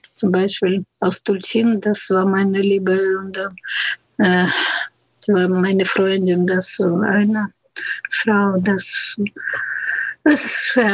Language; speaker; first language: German; non-native, fluent; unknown